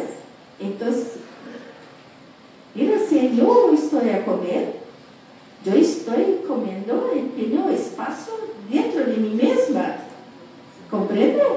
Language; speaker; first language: Spanish; non-native, fluent; Portuguese